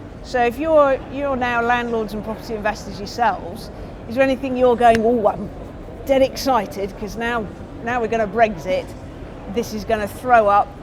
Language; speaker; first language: English; native; English